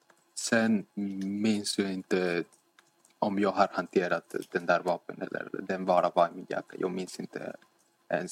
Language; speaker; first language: Swedish; non-native, fluent; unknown